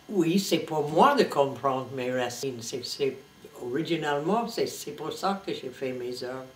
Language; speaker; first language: French; non-native, fluent; English